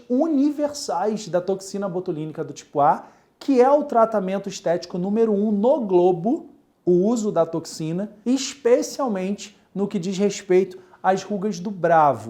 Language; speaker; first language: Portuguese; native; Portuguese